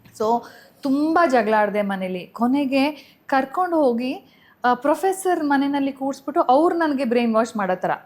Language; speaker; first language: Kannada; native; Kannada